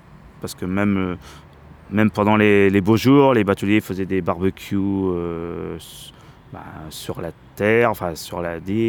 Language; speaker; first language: French; native; French